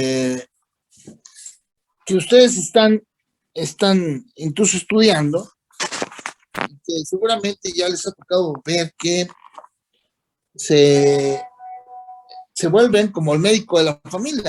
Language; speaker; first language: Spanish; native; Spanish